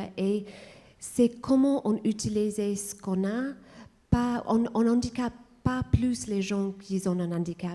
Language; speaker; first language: French; non-native, fluent; English